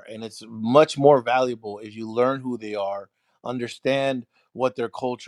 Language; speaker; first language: English; early bilingual, other home language; Spanish